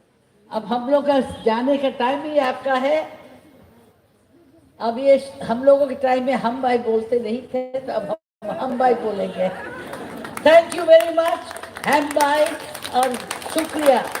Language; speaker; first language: Hindi; non-native, local second language; Bangla